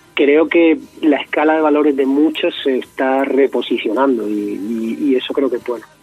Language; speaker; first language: Spanish; native; Spanish